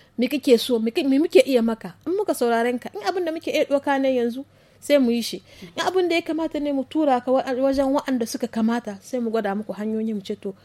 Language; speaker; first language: Hausa; native; Hausa